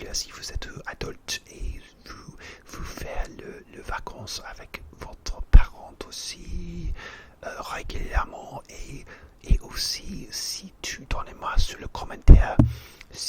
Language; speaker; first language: French; non-native, learner; English